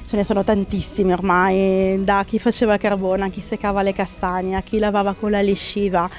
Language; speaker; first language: Italian; native; Italian